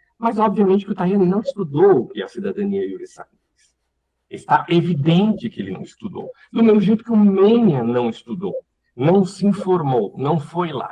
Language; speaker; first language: Portuguese; native; Portuguese